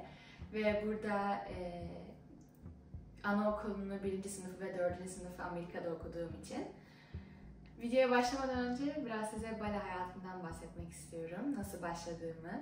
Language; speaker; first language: Turkish; early bilingual, heritage; Turkish